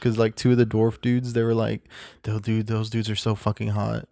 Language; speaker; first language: English; native; English